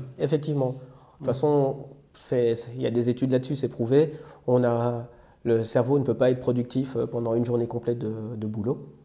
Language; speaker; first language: French; native; French